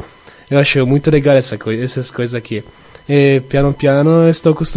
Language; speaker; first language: Portuguese; non-native, learner; Italian